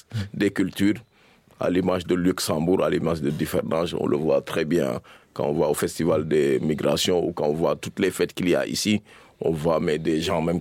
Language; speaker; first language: French; non-native, local second language; Serer